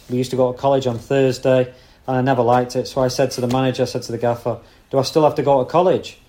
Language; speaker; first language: English; native; English